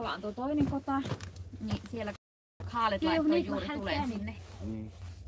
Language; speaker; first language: Finnish; native; Finnish